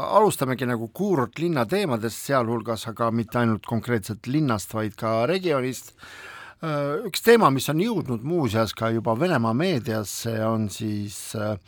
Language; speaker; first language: Estonian; non-native, local second language; Russian